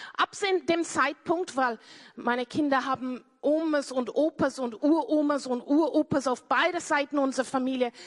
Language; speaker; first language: German; non-native, fluent; English